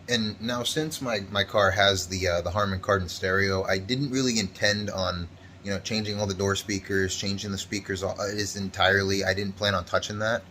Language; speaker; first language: English; native; English